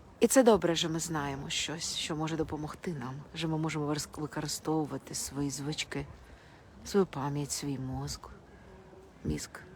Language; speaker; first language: Ukrainian; non-native, local second language; Russian